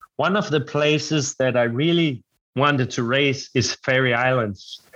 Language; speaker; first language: English; non-native, fluent; Danish